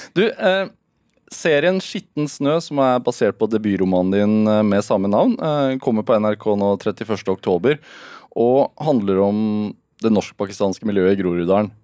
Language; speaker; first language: Norwegian; native; Norwegian